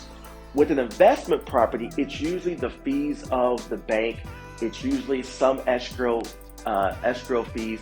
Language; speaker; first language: English; native; English